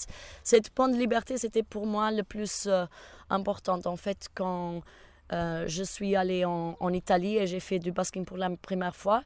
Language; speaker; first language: French; non-native, fluent; Portuguese